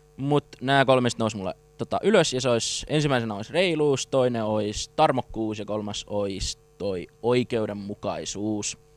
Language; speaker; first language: Finnish; native; Finnish